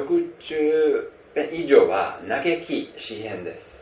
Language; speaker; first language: Japanese; non-native, fluent; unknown